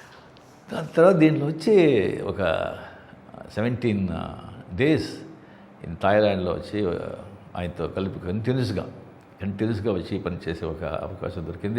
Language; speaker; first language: Telugu; non-native, fluent; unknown